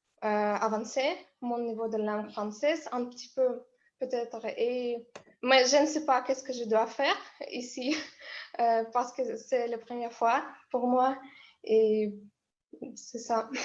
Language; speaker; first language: French; non-native, learner; Russian